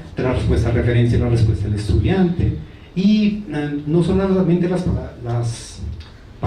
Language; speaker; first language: Spanish; native; Spanish